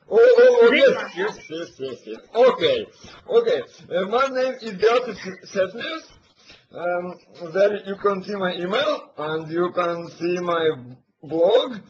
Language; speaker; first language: English; non-native, learner; Latvian